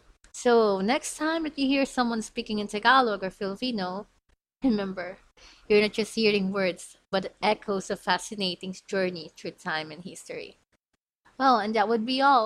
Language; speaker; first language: English; non-native, local second language; Filipino